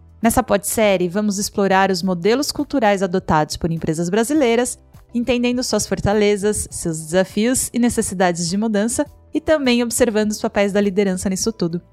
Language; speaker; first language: Portuguese; native; Portuguese